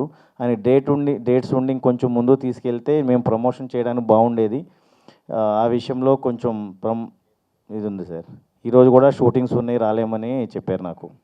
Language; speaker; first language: Telugu; native; Telugu